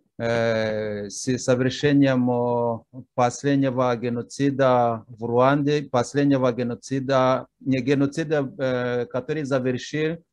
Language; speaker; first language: Russian; non-native, fluent; Kinyarwanda